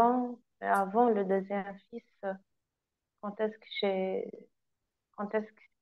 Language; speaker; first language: French; non-native, learner; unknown